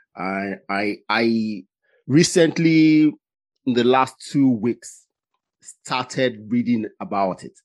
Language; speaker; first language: English; non-native, local second language; Igbo